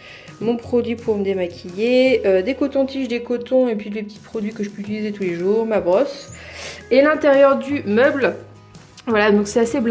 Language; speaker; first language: French; native; French